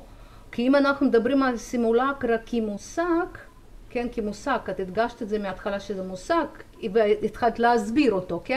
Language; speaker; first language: Hebrew; non-native, fluent; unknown